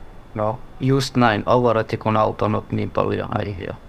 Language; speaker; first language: Finnish; non-native, learner; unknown